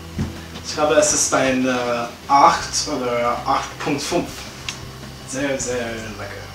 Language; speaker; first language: German; non-native, learner; English